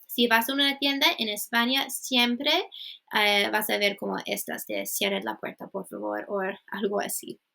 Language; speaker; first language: Spanish; non-native, fluent; English